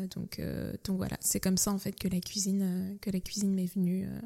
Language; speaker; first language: French; native; French